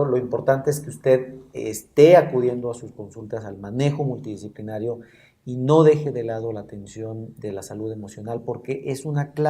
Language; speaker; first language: Spanish; native; Spanish